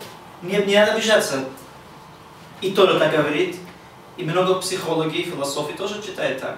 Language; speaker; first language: Russian; non-native, learner; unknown